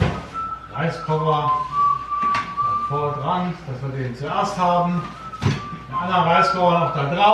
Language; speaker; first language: German; native; German